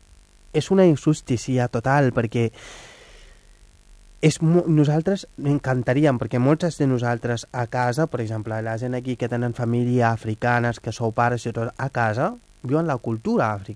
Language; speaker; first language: Catalan; non-native, fluent; Wolof